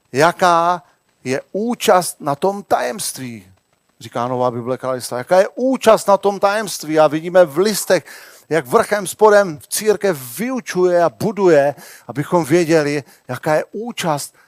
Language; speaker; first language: Czech; native; Czech